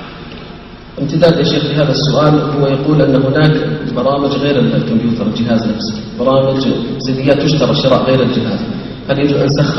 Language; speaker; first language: Arabic; native; Arabic